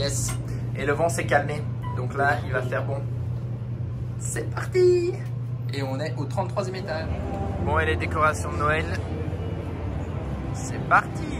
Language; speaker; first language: French; native; French